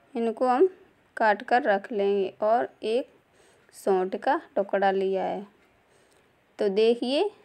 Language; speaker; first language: Hindi; native; Hindi